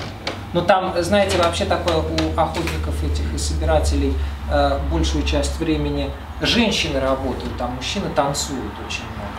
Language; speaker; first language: Russian; native; Russian